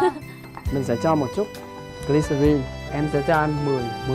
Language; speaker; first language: Vietnamese; native; Vietnamese